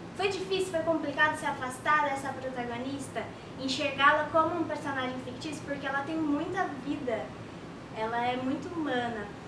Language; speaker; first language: Portuguese; native; Portuguese